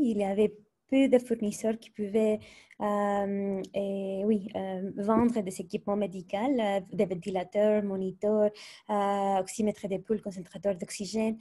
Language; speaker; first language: French; non-native, fluent; Spanish